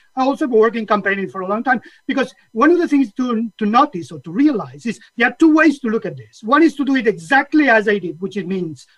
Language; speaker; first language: English; non-native, fluent; Catalan